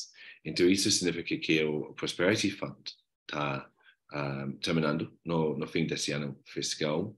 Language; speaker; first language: Portuguese; non-native, fluent; English